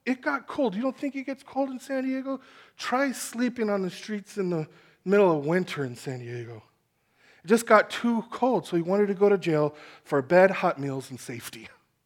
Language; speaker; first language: English; native; English